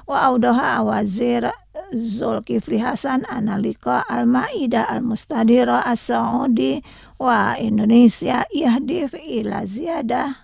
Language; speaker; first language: Arabic; non-native, fluent; Indonesian